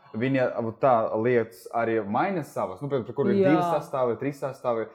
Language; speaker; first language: Latvian; non-native, local second language; Russian